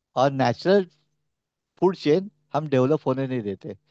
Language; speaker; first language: Hindi; non-native, local second language; Marathi